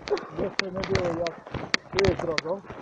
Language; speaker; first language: Polish; non-native, learner; Slovenian